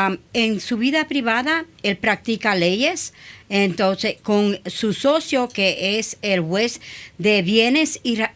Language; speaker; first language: Spanish; early bilingual, other home language; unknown